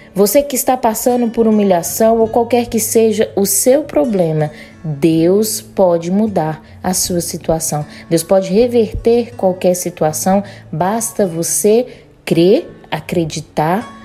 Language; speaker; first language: Portuguese; native; Portuguese